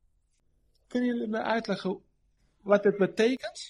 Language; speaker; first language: Dutch; non-native, fluent; Portuguese